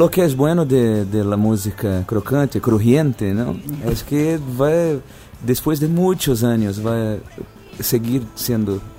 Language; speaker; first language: Spanish; non-native, fluent; Portuguese